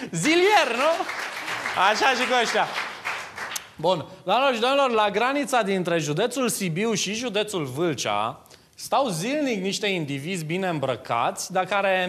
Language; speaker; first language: Romanian; native; Romanian